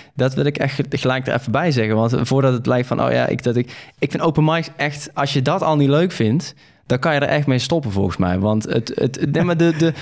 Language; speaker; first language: Dutch; native; Dutch